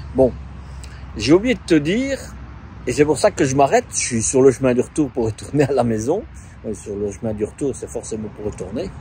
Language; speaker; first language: French; native; French